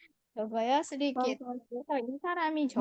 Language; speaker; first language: Korean; non-native, fluent; Indonesian